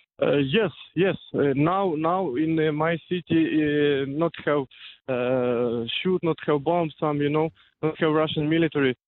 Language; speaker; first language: English; non-native, learner; Ukrainian